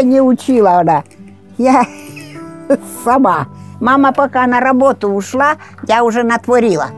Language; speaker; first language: Russian; non-native, local second language; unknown